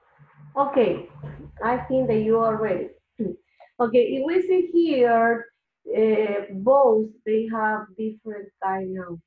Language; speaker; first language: English; non-native, learner; Spanish